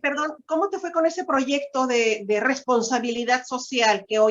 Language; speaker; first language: Spanish; native; Spanish